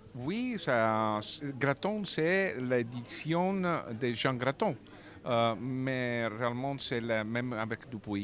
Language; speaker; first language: French; non-native, learner; Italian